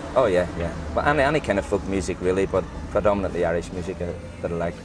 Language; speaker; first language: English; native; English